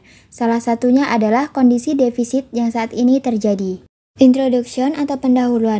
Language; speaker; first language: Indonesian; native; Indonesian